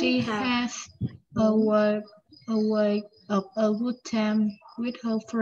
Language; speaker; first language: English; non-native, learner; Vietnamese